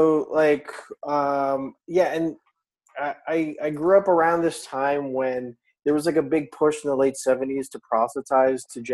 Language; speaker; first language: English; non-native, local second language; Filipino